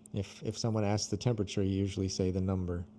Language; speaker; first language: English; non-native, fluent; Portuguese